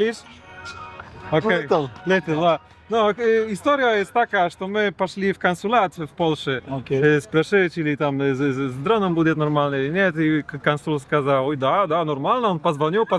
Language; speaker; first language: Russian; non-native, learner; Polish